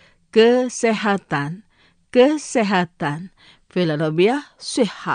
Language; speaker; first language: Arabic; non-native, fluent; Indonesian